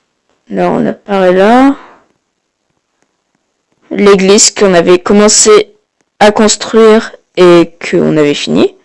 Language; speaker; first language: French; native; French